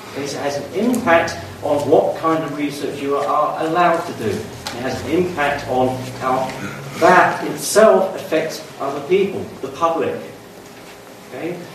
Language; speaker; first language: English; native; English